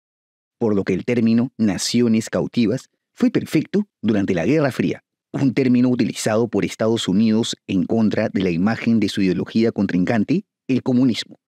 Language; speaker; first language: Spanish; native; Spanish